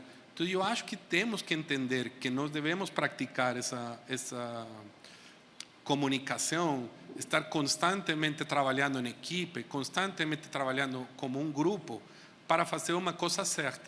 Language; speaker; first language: Portuguese; non-native, fluent; Spanish